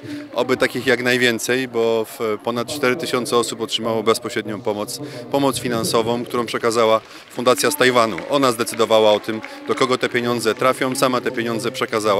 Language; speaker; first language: Polish; native; Polish